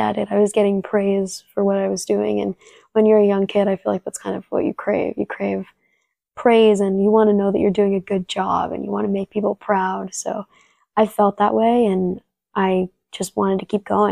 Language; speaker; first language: English; early bilingual, other home language; Spanish